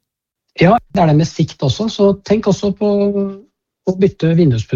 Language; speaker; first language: Norwegian; native; Norwegian